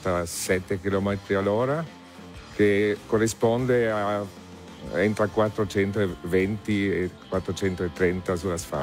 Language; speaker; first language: Italian; non-native, learner; German